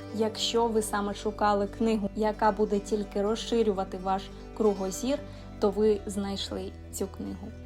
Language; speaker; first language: Ukrainian; non-native, local second language; Russian